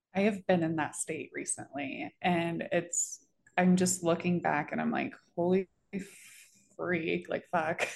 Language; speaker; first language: English; native; English